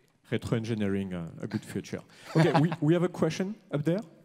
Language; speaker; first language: English; non-native, fluent; French